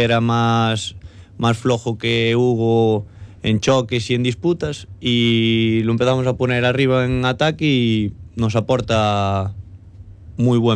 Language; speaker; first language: Spanish; native; Spanish